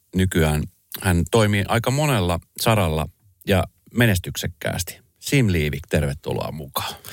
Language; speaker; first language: Finnish; early bilingual, other home language; Spanish